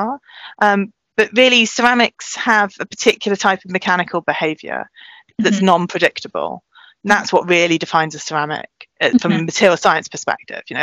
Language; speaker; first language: English; native; English